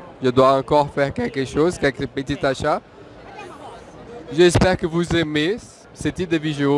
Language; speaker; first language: French; non-native, fluent; Portuguese